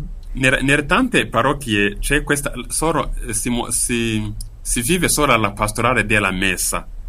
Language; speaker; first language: Italian; non-native, fluent; Kinyarwanda